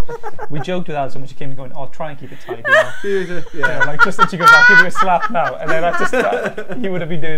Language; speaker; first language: English; native; English